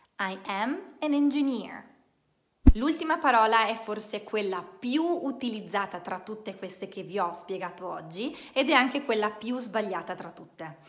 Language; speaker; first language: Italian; native; Italian